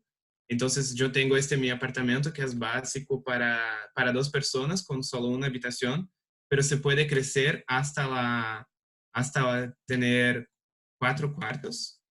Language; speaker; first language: Spanish; non-native, learner; Portuguese